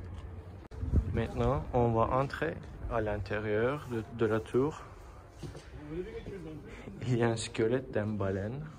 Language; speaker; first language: French; non-native, learner; Turkish